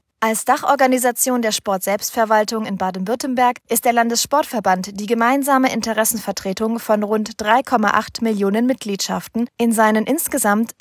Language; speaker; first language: German; native; German